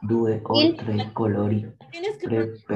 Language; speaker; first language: Italian; non-native, learner; Spanish